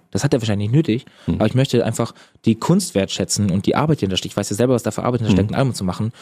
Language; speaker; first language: German; native; German